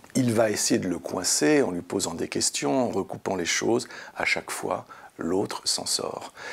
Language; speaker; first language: French; native; French